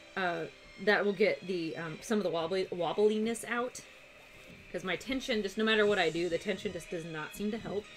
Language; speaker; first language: English; native; English